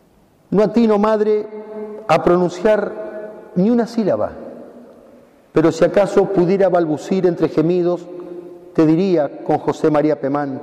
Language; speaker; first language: Spanish; native; Spanish